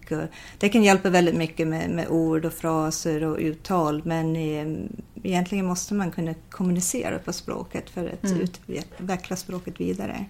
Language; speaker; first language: Swedish; non-native, fluent; English